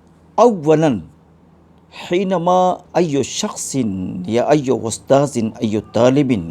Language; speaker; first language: Arabic; non-native, fluent; Urdu